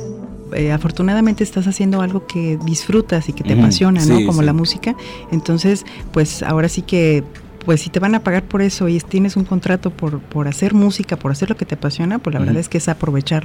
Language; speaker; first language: Spanish; native; Spanish